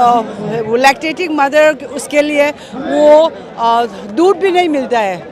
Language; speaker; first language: Hindi; non-native, local second language; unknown